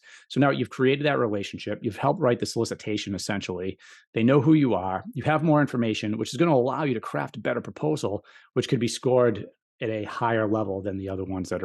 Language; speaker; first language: English; native; English